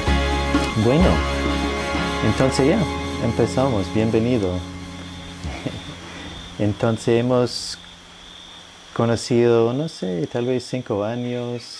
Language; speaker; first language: Spanish; non-native, fluent; English